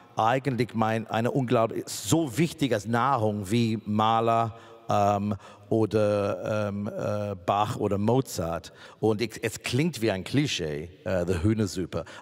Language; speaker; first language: German; non-native, fluent; English